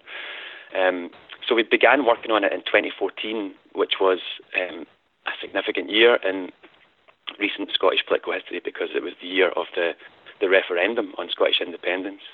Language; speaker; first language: English; native; English